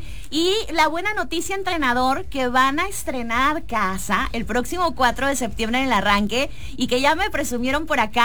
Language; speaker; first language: Spanish; native; Spanish